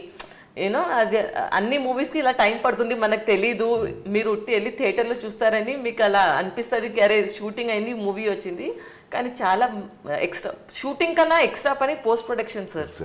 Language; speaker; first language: Telugu; non-native, local second language; Hindi